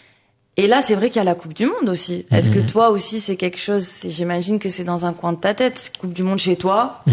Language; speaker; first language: French; native; French